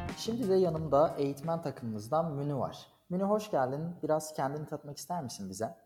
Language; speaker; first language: Turkish; native; Turkish